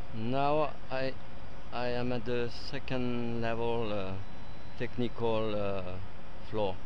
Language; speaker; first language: English; non-native, fluent; French